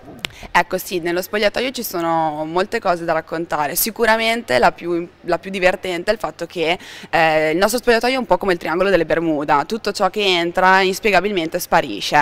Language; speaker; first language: Italian; native; Italian